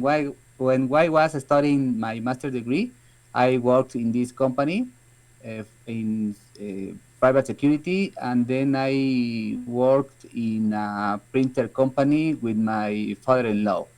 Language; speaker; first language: English; non-native, learner; Spanish